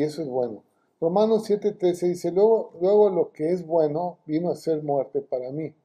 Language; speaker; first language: Spanish; native; Spanish